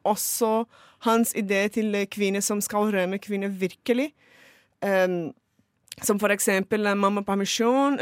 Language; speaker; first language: Norwegian; non-native, fluent; Portuguese